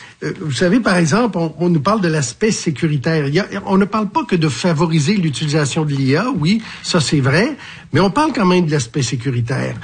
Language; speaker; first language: French; native; French